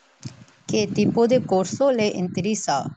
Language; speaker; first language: Spanish; non-native, learner; Urdu